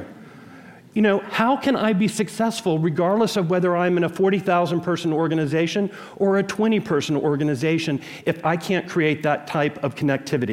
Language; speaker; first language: English; native; English